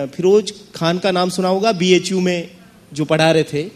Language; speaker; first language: Hindi; native; Hindi